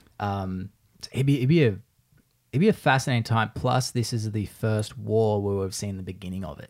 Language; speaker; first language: English; native; English